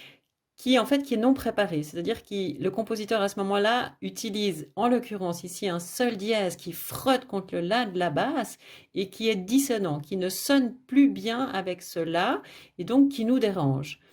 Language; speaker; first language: French; native; French